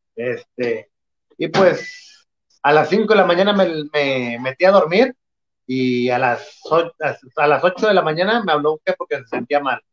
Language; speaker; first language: Spanish; native; Spanish